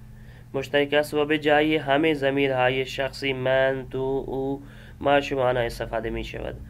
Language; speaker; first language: Persian; non-native, fluent; Urdu